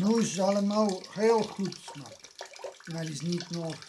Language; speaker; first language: Dutch; non-native, learner; Serbian